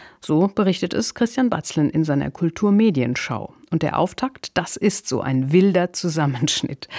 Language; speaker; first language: German; native; German